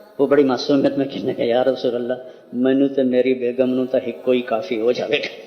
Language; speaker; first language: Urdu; non-native, local second language; Punjabi